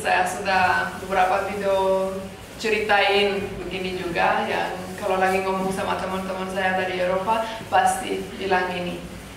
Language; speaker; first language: Indonesian; non-native, fluent; Romanian